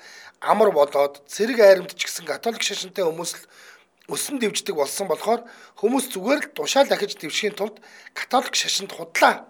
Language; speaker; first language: Mongolian; native; Mongolian